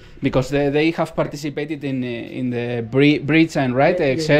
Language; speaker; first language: English; non-native, learner; Spanish